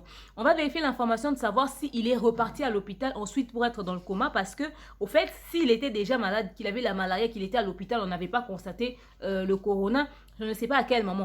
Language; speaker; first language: French; non-native, local second language; Lingala